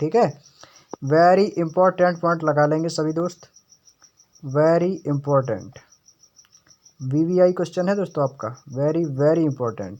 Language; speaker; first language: Hindi; native; Hindi